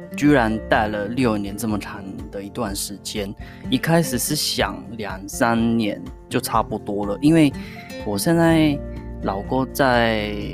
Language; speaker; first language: Chinese; non-native, fluent; Japanese